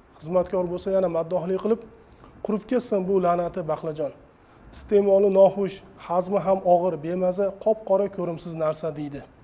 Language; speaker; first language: Uzbek; native; Uzbek